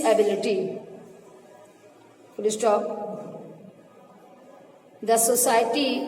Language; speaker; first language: English; non-native, local second language; Hindi